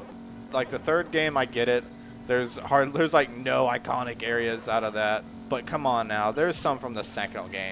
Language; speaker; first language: English; native; English